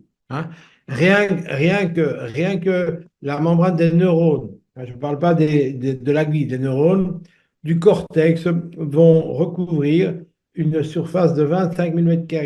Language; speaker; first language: French; native; French